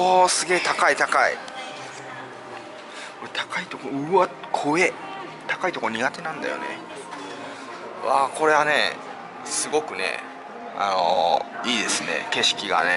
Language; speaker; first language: Japanese; native; Japanese